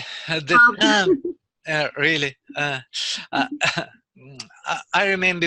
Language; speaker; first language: English; non-native, learner; Russian